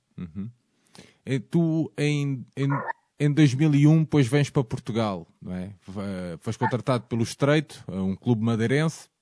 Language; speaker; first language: Portuguese; native; Portuguese